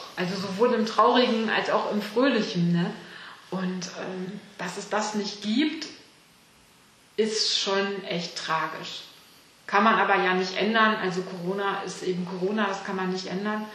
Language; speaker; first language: German; native; German